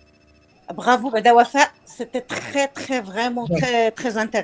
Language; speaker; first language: French; non-native, local second language; Arabic